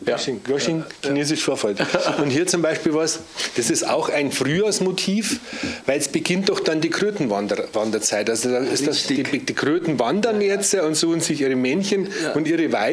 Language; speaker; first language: German; native; German